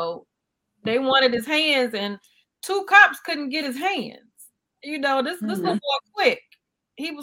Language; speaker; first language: English; native; English